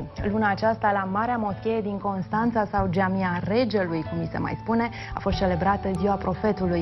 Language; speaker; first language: Romanian; native; Romanian